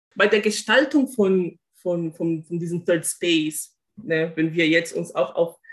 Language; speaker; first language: German; non-native, fluent; Portuguese